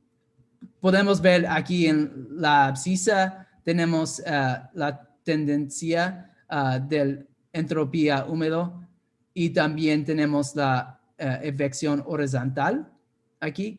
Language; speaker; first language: Spanish; non-native, fluent; English